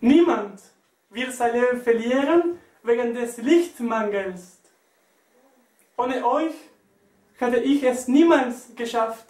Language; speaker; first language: German; non-native, learner; Spanish